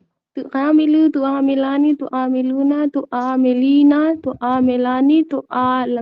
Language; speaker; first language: Arabic; non-native, learner; Urdu